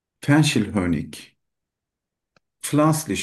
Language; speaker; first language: German; non-native, learner; Turkish